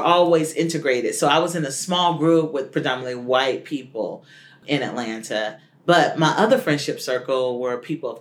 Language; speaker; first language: English; native; English